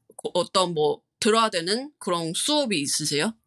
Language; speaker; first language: Korean; non-native, fluent; Chinese